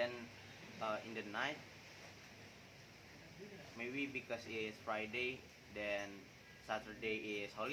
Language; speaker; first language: English; non-native, learner; Indonesian